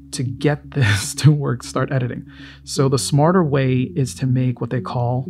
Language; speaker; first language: English; native; English